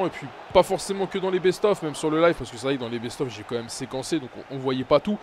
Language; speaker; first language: French; native; French